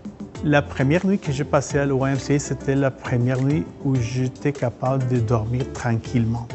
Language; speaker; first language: French; non-native, fluent; Spanish